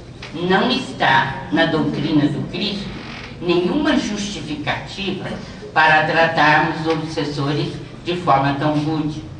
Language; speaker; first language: Portuguese; native; Portuguese